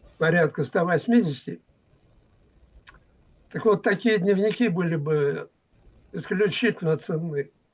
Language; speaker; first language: Russian; native; Russian